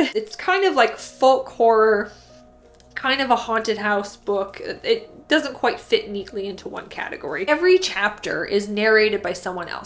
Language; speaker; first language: English; native; English